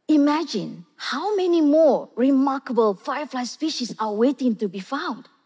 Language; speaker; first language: English; non-native, local second language; Malay